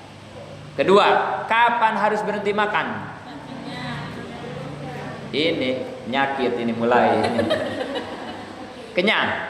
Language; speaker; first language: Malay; non-native, local second language; Sundanese